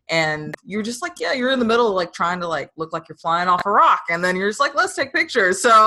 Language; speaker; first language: English; native; English